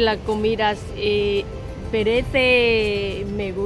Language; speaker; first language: Spanish; non-native, learner; Vietnamese